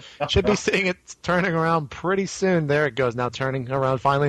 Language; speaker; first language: English; native; English